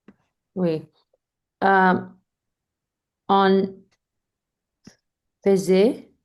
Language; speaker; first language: French; non-native, learner; English